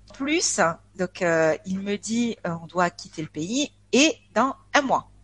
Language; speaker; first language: French; native; French